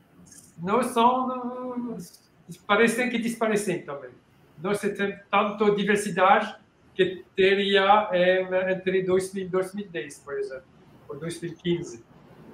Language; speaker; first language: Portuguese; non-native, learner; French